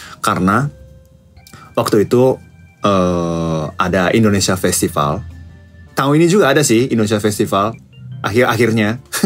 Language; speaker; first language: Indonesian; non-native, fluent; Japanese